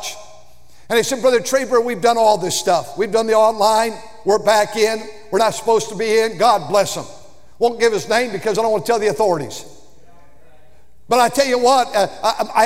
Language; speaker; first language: English; native; English